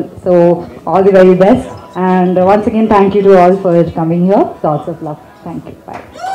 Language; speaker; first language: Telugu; non-native, fluent; Malayalam